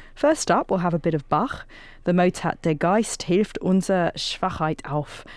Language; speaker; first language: English; native; English